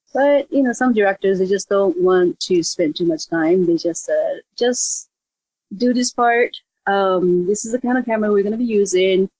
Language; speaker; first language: English; non-native, fluent; Japanese